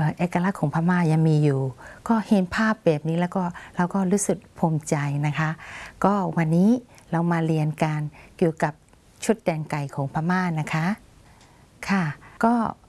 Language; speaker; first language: Thai; non-native, fluent; Burmese